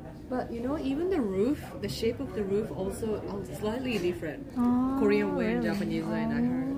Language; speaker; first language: English; non-native, learner; Japanese